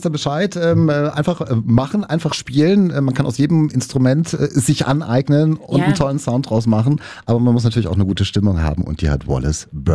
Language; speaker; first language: German; native; German